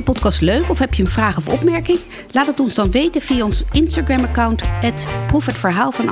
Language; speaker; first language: Dutch; native; Dutch